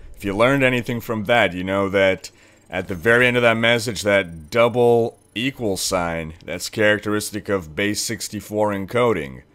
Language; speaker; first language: English; native; English